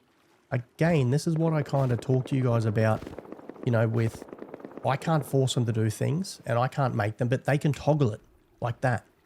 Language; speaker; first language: English; native; English